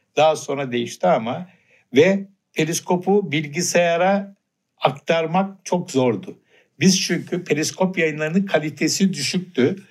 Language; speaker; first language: Turkish; native; Turkish